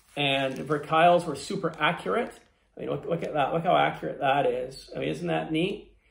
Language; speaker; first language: English; native; English